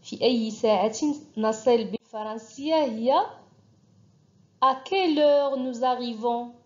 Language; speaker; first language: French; non-native, fluent; Arabic